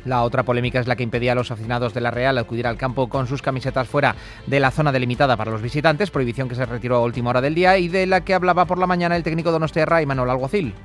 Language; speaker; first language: Spanish; native; Spanish